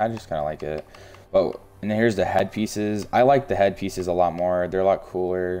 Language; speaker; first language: English; native; English